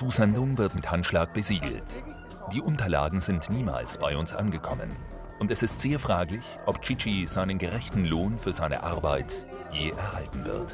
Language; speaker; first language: German; native; German